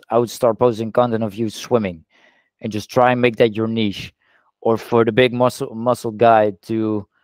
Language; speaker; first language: English; non-native, fluent; Dutch